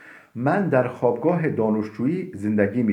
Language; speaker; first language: Persian; non-native, fluent; Turkish